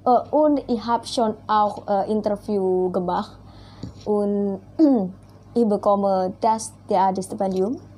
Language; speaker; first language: German; non-native, learner; Indonesian